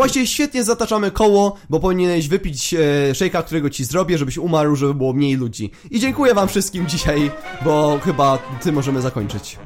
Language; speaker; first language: Polish; native; Polish